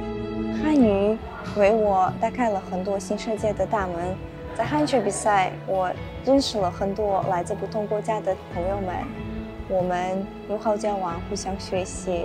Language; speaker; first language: Chinese; non-native, learner; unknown